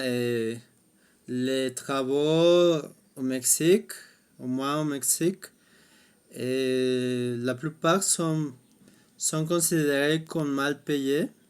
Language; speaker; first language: French; non-native, fluent; Spanish